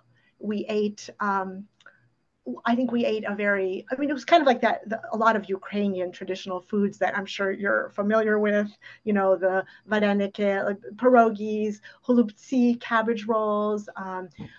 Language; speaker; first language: English; early bilingual, other home language; Ukrainian